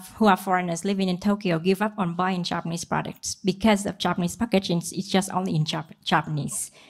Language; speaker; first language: English; non-native, learner; Vietnamese